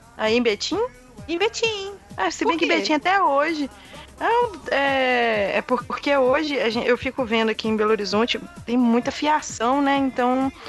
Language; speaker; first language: Portuguese; native; Portuguese